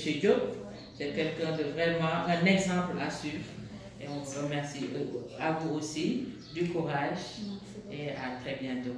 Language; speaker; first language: French; non-native, local second language; Wolof